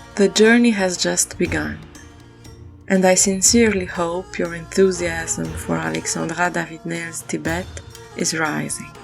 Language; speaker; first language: English; non-native, fluent; French